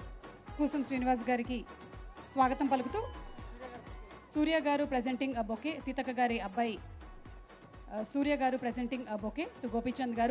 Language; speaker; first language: Telugu; native; Telugu